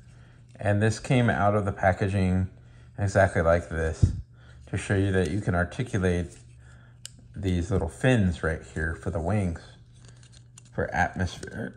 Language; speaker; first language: English; native; English